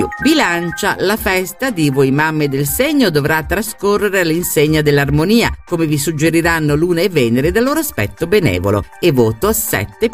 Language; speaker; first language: Italian; native; Italian